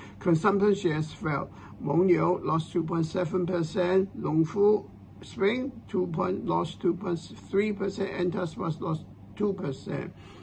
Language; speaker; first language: English; non-native, local second language; Cantonese